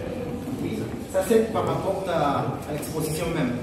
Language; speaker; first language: French; non-native, fluent; Spanish